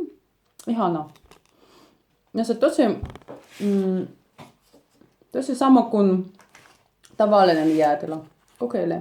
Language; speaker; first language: Finnish; non-native, learner; Russian